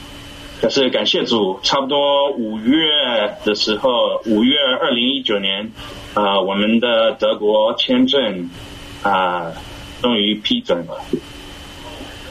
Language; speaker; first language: Chinese; early bilingual, heritage; English